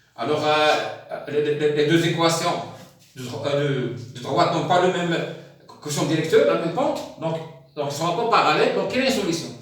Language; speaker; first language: French; non-native, local second language; Arabic